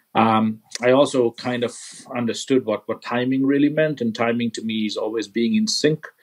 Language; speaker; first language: English; non-native, local second language; Sinhala